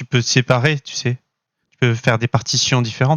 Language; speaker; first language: French; native; French